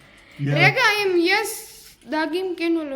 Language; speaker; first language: Hebrew; non-native, learner; Gujarati